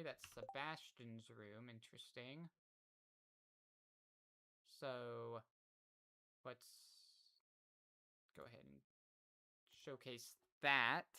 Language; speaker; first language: English; native; English